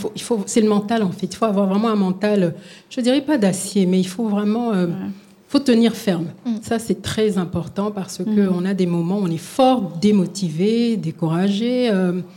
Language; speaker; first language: French; non-native, local second language; Lingala